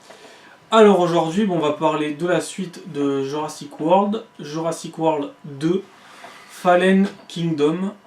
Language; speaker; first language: French; native; French